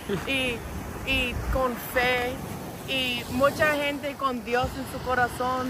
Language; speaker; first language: Spanish; non-native, fluent; English